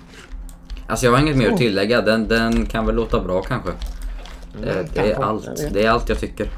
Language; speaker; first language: Swedish; native; Swedish